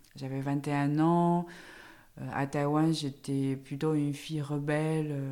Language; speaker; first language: French; non-native, fluent; Chinese